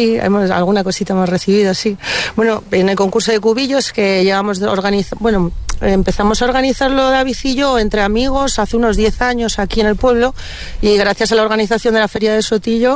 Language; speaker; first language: Spanish; native; Spanish